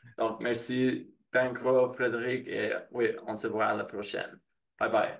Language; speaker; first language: French; non-native, fluent; English